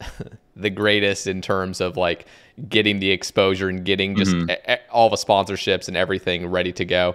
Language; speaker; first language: English; native; English